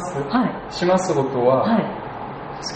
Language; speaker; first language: Japanese; non-native, learner; Korean